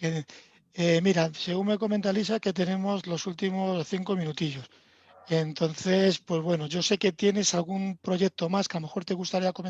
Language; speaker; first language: Spanish; native; Spanish